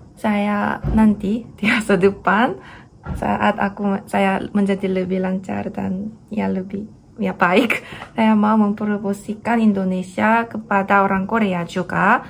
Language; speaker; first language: Indonesian; non-native, learner; Korean